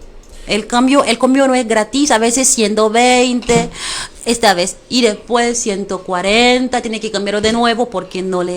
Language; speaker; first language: Spanish; non-native, fluent; Haitian Creole